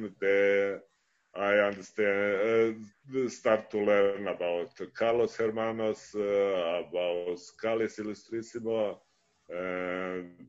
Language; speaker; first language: English; non-native, fluent; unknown